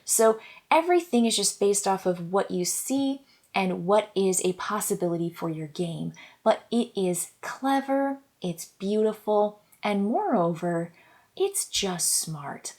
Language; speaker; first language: English; native; English